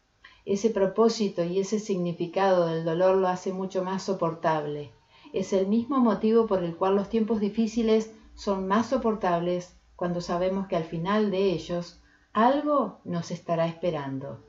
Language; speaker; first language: Spanish; native; Spanish